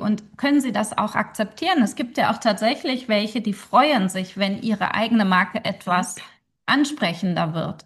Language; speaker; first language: German; native; German